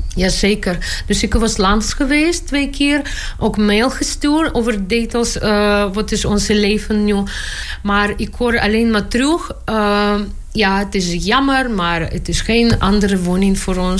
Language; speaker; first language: Dutch; non-native, learner; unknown